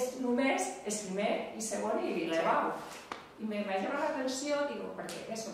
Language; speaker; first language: Catalan; non-native, local second language; Spanish